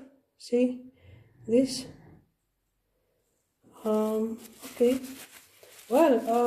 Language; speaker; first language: English; non-native, learner; Slovenian